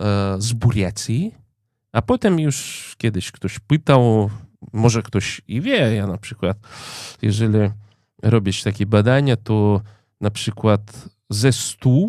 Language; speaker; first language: Polish; non-native, fluent; Russian